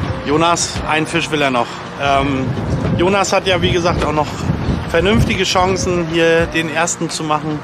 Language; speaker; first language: German; native; German